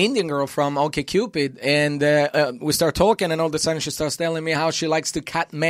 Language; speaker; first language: English; non-native, fluent; Italian